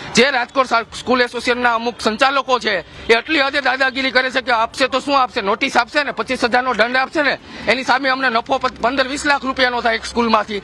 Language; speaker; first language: Gujarati; native; Gujarati